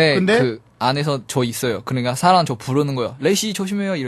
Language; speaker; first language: Korean; non-native, learner; Chinese